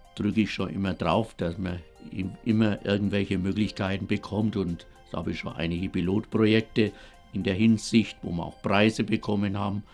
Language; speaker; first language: German; native; German